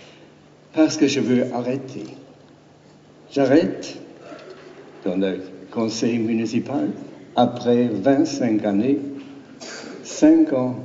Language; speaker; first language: French; non-native, learner; German